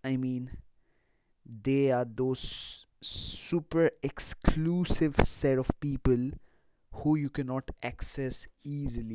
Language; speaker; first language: English; non-native, local second language; Hindi